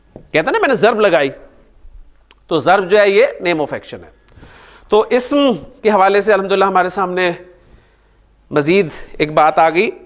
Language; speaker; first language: Urdu; native; Urdu